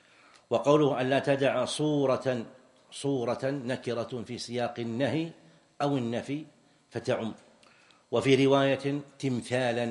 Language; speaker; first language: Arabic; native; Arabic